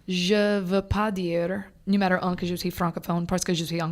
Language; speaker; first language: French; non-native, fluent; English